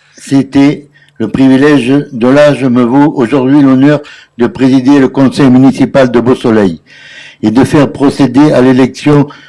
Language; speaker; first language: French; native; French